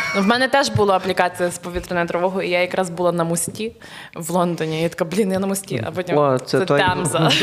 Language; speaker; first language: Ukrainian; native; Ukrainian